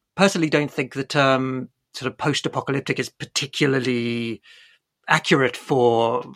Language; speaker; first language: English; native; English